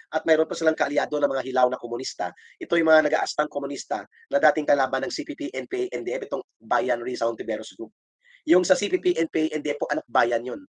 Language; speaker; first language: Filipino; native; Filipino